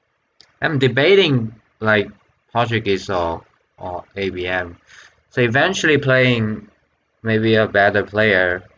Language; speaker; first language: English; non-native, fluent; Chinese